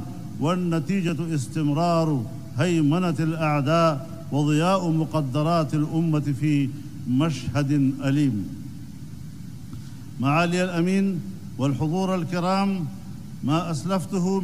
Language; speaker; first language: Arabic; non-native, fluent; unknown